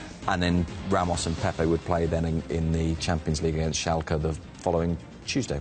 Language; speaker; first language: English; native; English